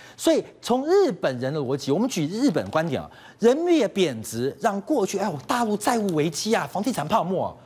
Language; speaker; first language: Chinese; native; Chinese